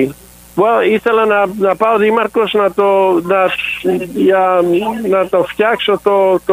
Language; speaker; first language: Greek; early bilingual, heritage; English